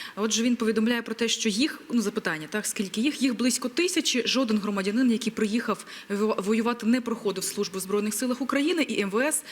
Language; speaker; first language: Ukrainian; native; Ukrainian